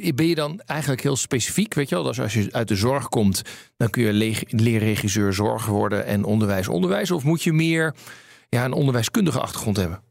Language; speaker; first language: Dutch; native; Dutch